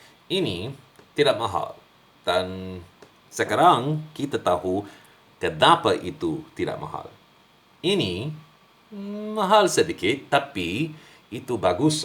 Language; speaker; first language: Indonesian; non-native, learner; English